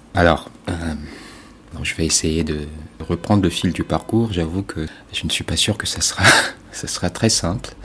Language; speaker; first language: French; non-native, local second language; Ewe